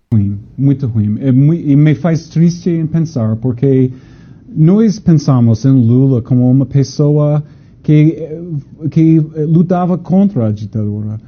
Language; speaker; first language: Portuguese; non-native, fluent; English